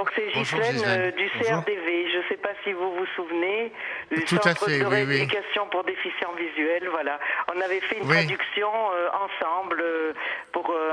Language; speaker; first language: French; native; French